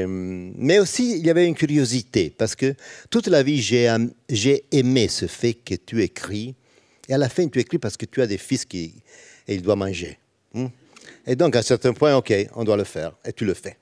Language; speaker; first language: French; non-native, learner; Italian